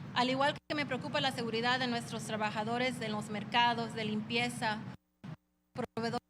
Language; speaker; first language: Spanish; early bilingual, other home language; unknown